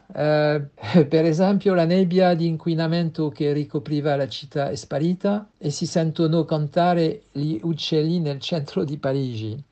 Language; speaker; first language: Italian; non-native, fluent; French